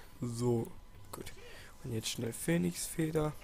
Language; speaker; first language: German; native; German